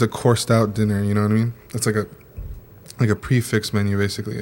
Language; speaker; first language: English; native; English